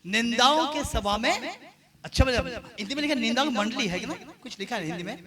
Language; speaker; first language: Hindi; non-native, local second language; Bangla